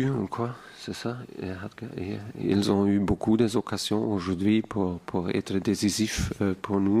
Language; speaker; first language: French; non-native, fluent; German